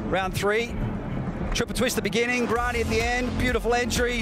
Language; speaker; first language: English; native; English